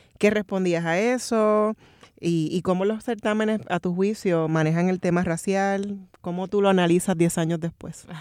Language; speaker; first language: Spanish; native; Spanish